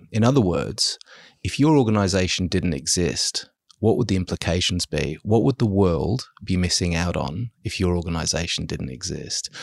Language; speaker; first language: English; early bilingual, other home language; German